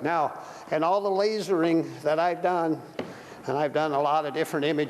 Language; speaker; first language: English; native; English